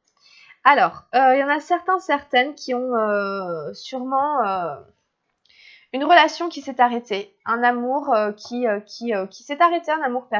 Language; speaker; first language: French; native; French